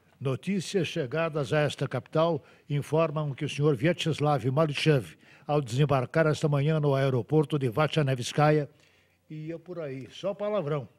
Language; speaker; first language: Portuguese; native; Portuguese